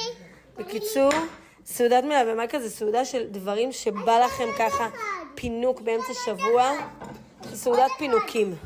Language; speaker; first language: Hebrew; native; Hebrew